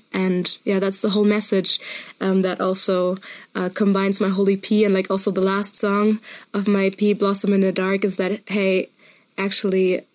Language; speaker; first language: English; non-native, fluent; German